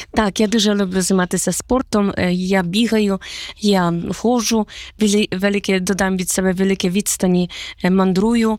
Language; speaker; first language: Polish; non-native, learner; Ukrainian